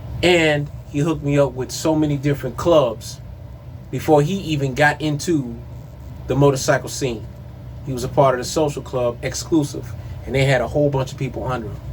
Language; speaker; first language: English; native; English